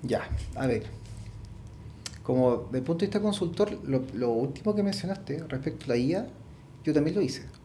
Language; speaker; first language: Spanish; native; Spanish